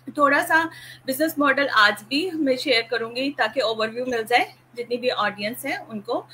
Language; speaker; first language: Urdu; native; Urdu